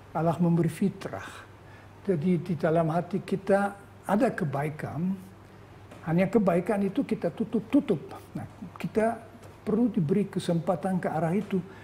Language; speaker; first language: Indonesian; non-native, fluent; German